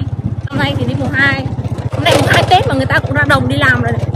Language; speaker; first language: Vietnamese; native; Vietnamese